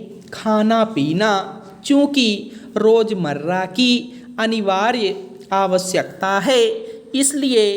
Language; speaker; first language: Hindi; native; Hindi